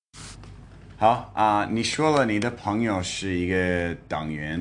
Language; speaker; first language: Chinese; non-native, fluent; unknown